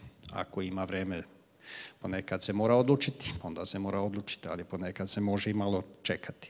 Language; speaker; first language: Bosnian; non-native, fluent; Swedish